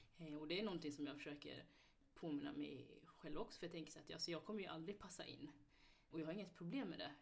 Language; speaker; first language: Swedish; early bilingual, other home language; Somali